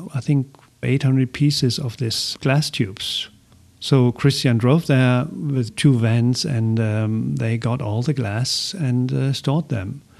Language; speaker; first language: English; non-native, fluent; German